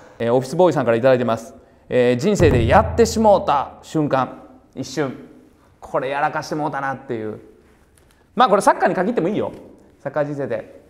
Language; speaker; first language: Japanese; native; Japanese